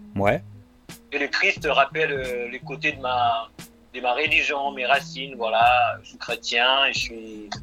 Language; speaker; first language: French; non-native, local second language; Lingala